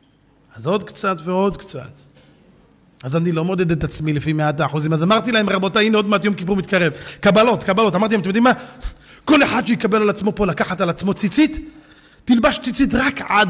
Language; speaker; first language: Hebrew; native; Hebrew